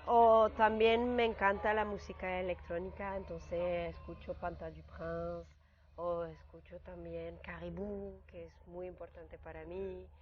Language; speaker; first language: Spanish; early bilingual, heritage; French